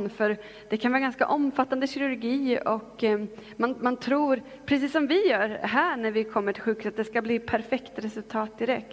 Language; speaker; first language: Swedish; native; Swedish